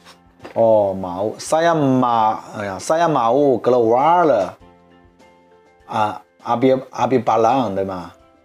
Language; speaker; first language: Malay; non-native, learner; Chinese